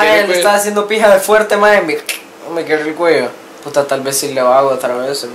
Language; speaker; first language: Spanish; native; Spanish